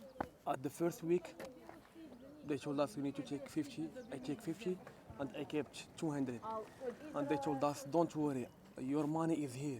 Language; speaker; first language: English; non-native, learner; Arabic